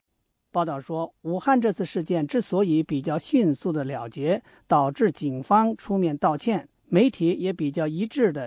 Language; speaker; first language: Chinese; native; Chinese